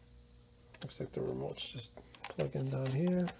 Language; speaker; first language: English; native; English